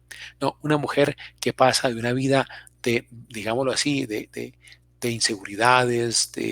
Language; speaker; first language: Spanish; native; Spanish